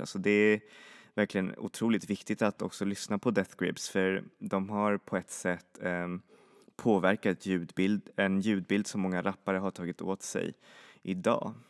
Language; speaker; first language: Swedish; native; Swedish